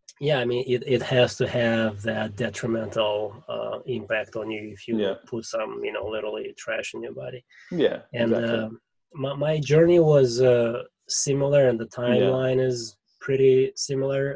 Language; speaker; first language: English; non-native, fluent; Russian